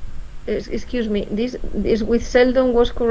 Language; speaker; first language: English; non-native, learner; Spanish